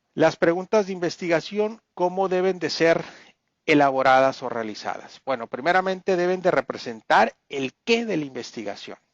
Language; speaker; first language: Spanish; native; Spanish